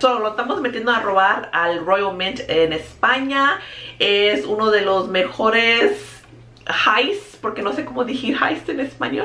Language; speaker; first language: Spanish; early bilingual, heritage; Spanish